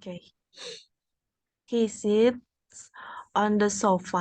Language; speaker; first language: English; non-native, learner; Indonesian